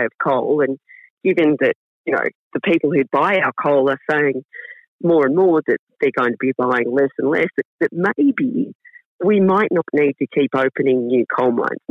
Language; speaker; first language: English; native; English